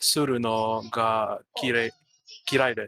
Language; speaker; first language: Japanese; non-native, learner; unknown